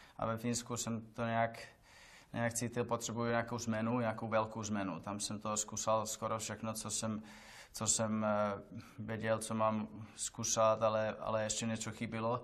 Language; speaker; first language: Czech; non-native, learner; Finnish